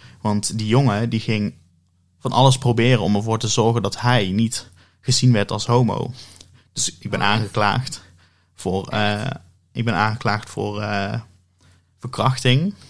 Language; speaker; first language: Dutch; native; Dutch